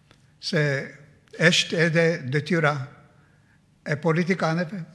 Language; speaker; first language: Albanian; non-native, fluent; Maltese